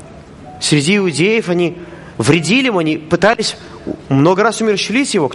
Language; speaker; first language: Russian; native; Russian